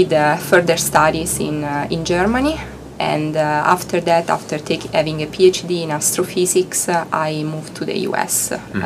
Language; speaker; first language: English; non-native, fluent; Italian